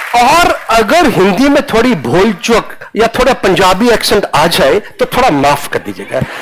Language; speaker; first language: Hindi; non-native, local second language; Punjabi